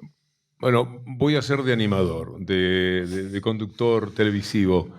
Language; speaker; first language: Spanish; native; Spanish